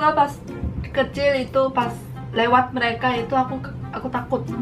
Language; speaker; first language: Indonesian; early bilingual, heritage; Korean